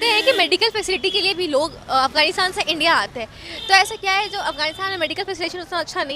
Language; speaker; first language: Hindi; native; Hindi